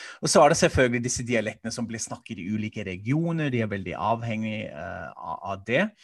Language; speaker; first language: Norwegian; non-native, fluent; German